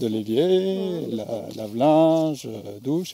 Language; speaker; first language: French; native; French